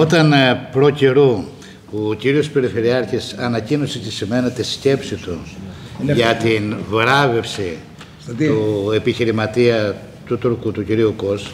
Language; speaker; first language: Greek; native; Greek